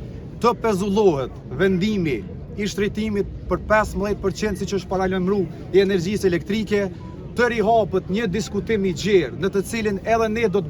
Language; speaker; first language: Albanian; native; Albanian